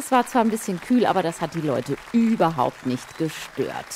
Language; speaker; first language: German; native; German